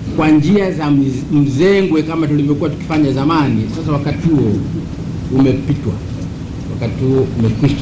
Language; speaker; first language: Swahili; non-native, local second language; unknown